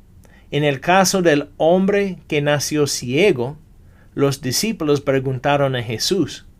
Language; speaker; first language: Spanish; non-native, fluent; English